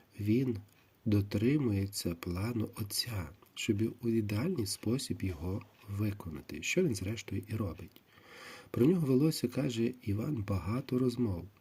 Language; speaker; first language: Ukrainian; native; Ukrainian